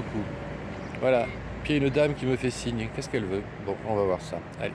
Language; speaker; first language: French; native; French